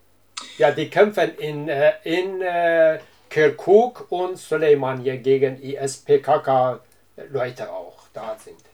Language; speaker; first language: German; non-native, learner; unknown